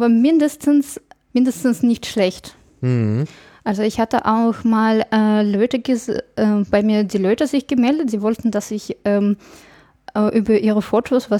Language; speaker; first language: German; non-native, fluent; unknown